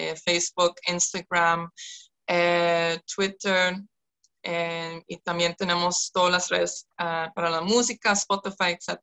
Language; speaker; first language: Spanish; non-native, fluent; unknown